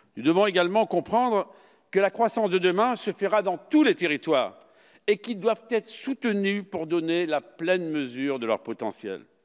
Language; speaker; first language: French; native; French